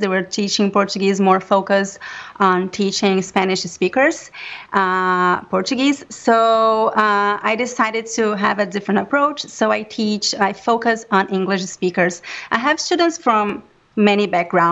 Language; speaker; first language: English; non-native, fluent; Portuguese